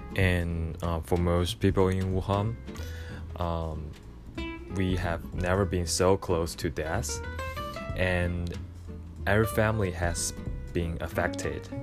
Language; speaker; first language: English; non-native, fluent; Chinese